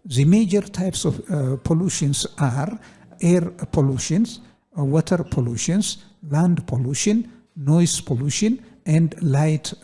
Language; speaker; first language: English; non-native, local second language; Amharic